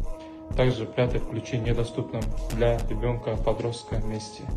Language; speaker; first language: Russian; non-native, local second language; Kyrgyz